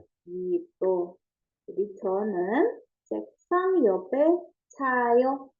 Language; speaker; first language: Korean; non-native, fluent; Indonesian